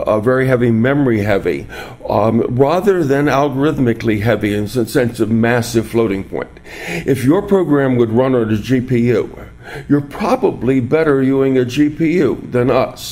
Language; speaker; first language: English; native; English